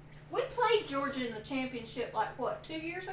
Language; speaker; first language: English; native; English